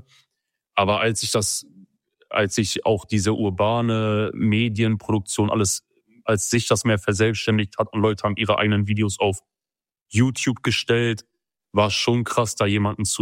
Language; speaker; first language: German; early bilingual, other home language; Kurdish